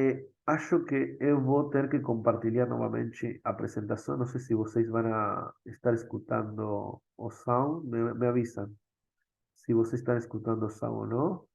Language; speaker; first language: Portuguese; non-native, fluent; Spanish